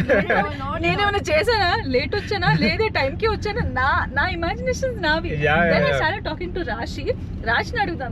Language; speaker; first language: Telugu; native; Telugu